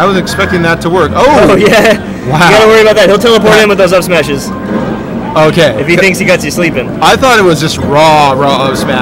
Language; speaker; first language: English; native; English